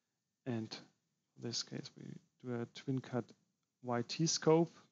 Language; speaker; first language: English; non-native, fluent; German